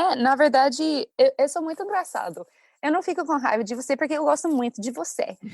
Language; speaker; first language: Portuguese; non-native, fluent; English